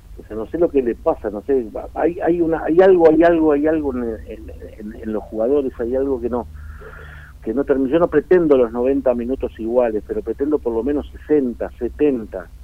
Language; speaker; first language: Spanish; native; Spanish